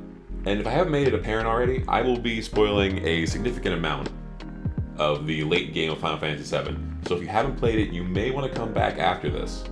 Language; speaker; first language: English; native; English